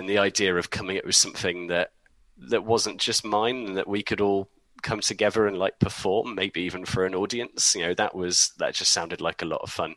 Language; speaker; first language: English; native; English